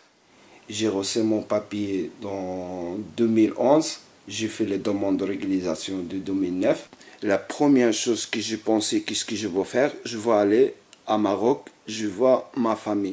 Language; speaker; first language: French; non-native, learner; Arabic